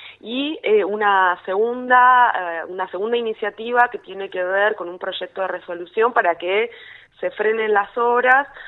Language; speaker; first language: Spanish; native; Spanish